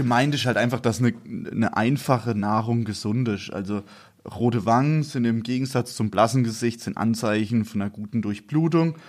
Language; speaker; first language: German; native; German